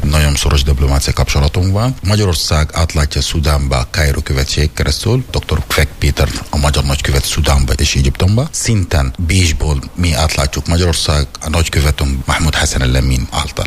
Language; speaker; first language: Hungarian; non-native, fluent; Arabic